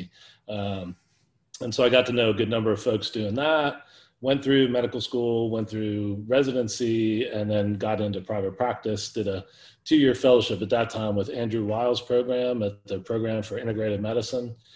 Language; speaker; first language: English; native; English